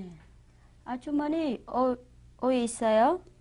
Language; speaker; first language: Korean; non-native, learner; Vietnamese